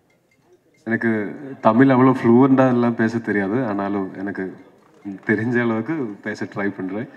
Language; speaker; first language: Tamil; non-native, learner; Malayalam